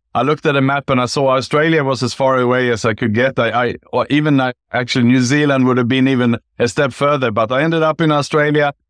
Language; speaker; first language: English; non-native, fluent; Swedish